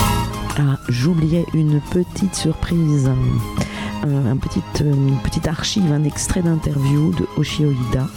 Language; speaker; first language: French; native; French